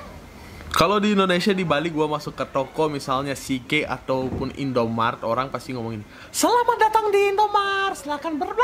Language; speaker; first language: Indonesian; non-native, fluent; Russian